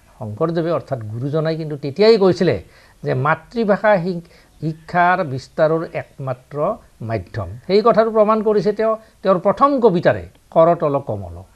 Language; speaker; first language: Assamese; native; Assamese